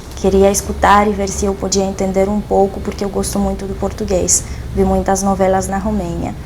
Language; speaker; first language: Portuguese; non-native, fluent; Romanian